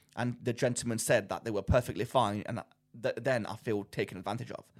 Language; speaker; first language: English; non-native, fluent; Greek